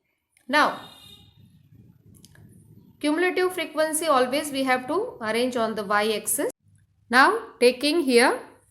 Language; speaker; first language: English; non-native, local second language; Hindi